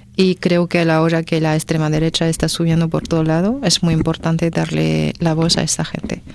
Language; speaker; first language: Spanish; non-native, fluent; French